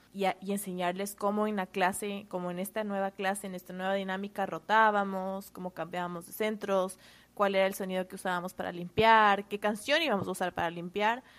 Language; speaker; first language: Spanish; native; Spanish